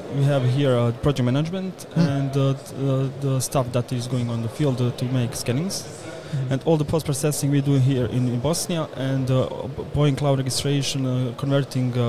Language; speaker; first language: English; non-native, fluent; Bosnian